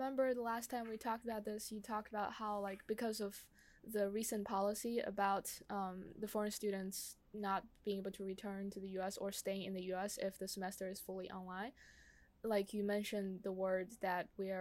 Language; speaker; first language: English; non-native, fluent; Chinese